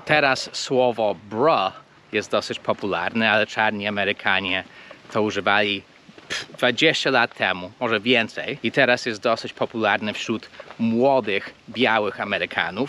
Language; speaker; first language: Polish; non-native, fluent; English